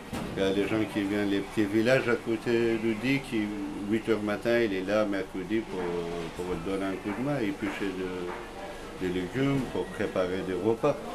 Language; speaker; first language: French; non-native, learner; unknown